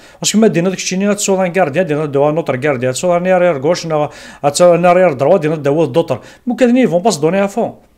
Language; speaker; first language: French; non-native, local second language; Kabyle